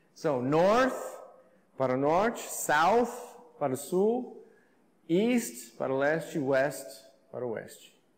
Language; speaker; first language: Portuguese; non-native, fluent; English